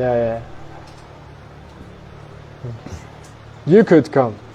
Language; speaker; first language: English; non-native, fluent; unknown